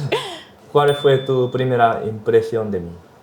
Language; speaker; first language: Spanish; non-native, learner; Korean